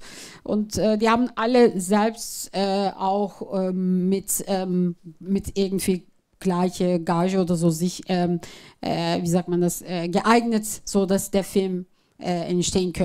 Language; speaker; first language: German; non-native, fluent; Turkish